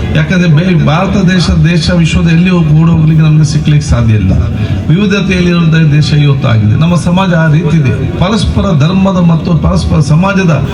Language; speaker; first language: Kannada; non-native, local second language; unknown